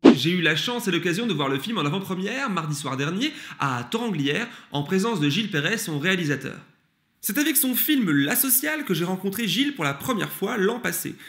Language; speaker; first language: French; early bilingual, other home language; Turkish